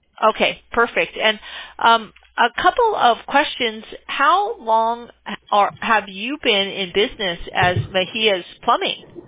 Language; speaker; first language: English; native; English